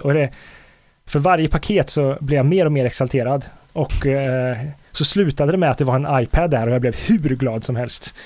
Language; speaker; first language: Swedish; native; Swedish